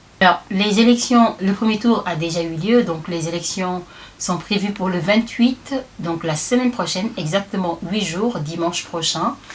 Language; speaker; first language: French; non-native, local second language; Wolof